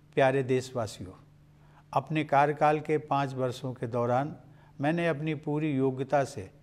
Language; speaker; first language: Hindi; native; Hindi